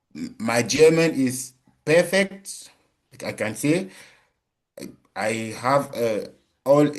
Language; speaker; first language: English; non-native, learner; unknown